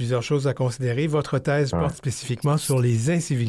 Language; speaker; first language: French; native; French